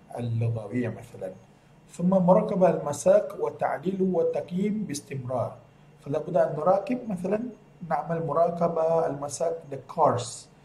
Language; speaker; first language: Arabic; non-native, fluent; Malay